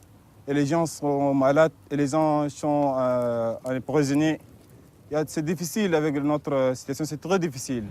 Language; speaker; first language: French; non-native, learner; Arabic